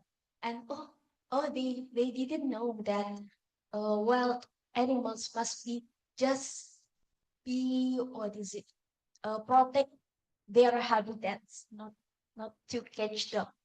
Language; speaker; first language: English; non-native, fluent; Indonesian